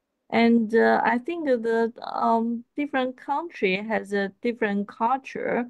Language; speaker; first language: English; non-native, fluent; Chinese